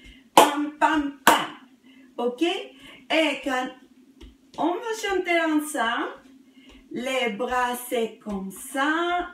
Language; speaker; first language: French; non-native, learner; Spanish